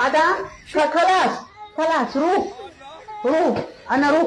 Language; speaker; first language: Arabic; non-native, learner; Amharic